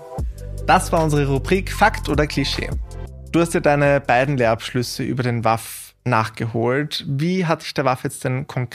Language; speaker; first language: German; native; German